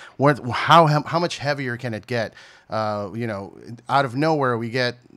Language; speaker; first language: English; native; English